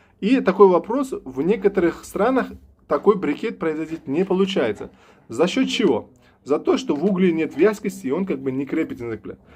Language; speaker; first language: Russian; non-native, local second language; Uzbek